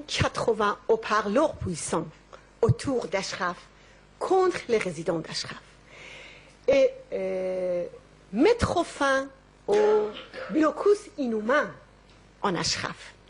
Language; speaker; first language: French; non-native, local second language; Persian